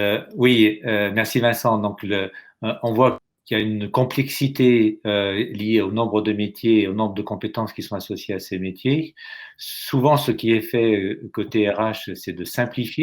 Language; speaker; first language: French; native; French